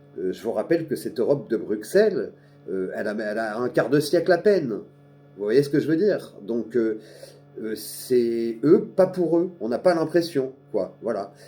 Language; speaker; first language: French; native; French